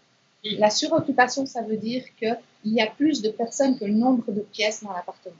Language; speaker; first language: French; native; French